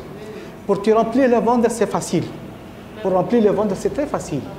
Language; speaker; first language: French; non-native, learner; Arabic